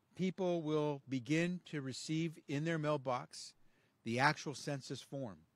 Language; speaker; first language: English; early bilingual, other home language; Spanish